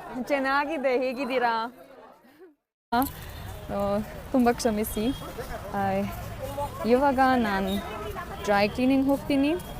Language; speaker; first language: Kannada; non-native, learner; German